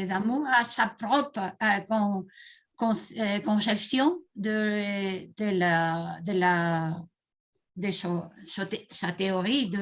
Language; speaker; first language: French; non-native, learner; Spanish